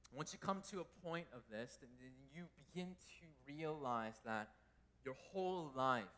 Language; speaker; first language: English; native; English